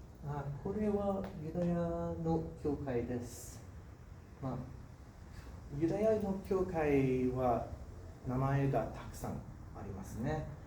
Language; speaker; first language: Japanese; non-native, learner; English